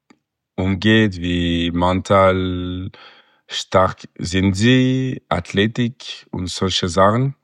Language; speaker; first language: German; non-native, local second language; French